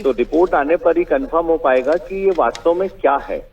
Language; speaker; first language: Hindi; native; Hindi